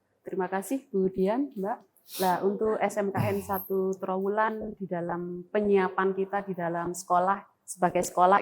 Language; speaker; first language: Indonesian; native; Indonesian